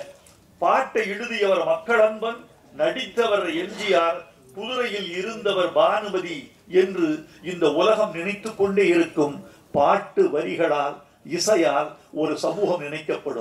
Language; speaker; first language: Tamil; native; Tamil